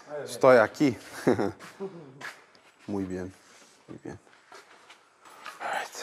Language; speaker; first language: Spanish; non-native, learner; English